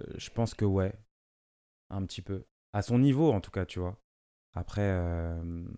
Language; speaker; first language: French; non-native, local second language; Lingala